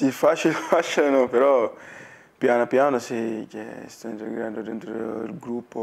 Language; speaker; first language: Italian; non-native, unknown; Wolof